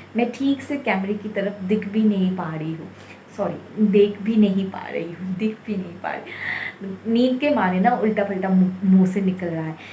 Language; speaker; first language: Hindi; non-native, local second language; Bangla